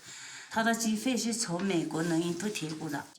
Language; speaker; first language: Chinese; non-native, local second language; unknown